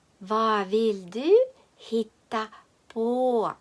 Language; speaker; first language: Swedish; non-native, learner; Ukrainian